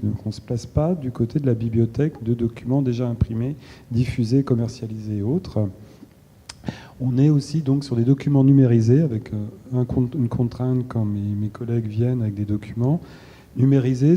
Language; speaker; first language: French; native; French